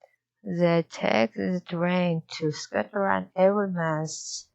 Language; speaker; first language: English; non-native, learner; Japanese